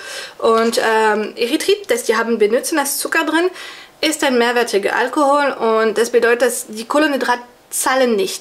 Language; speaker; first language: German; non-native, fluent; French